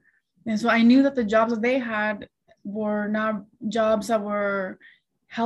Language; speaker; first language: English; early bilingual, other home language; Spanish